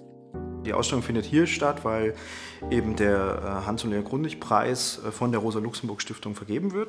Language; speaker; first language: German; native; German